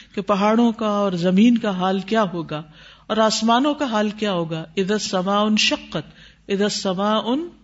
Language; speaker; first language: Urdu; native; Urdu